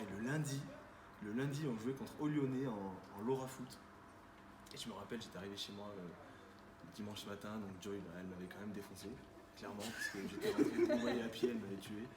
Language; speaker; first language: French; native; French